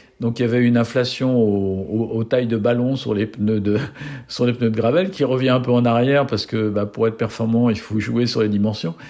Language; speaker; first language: French; native; French